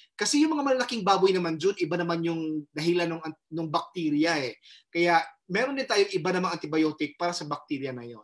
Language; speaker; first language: Filipino; non-native, local second language; Cebuano